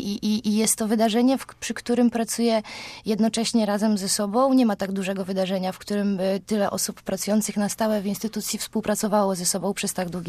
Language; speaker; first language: Polish; native; Polish